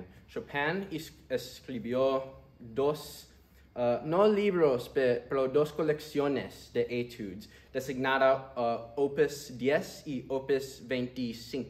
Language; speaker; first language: Spanish; early bilingual, heritage; Spanish